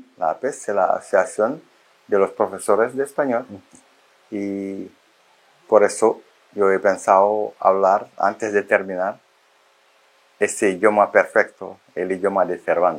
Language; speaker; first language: Spanish; non-native, fluent; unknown